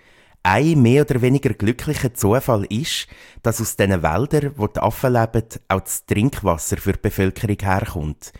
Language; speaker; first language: German; native; German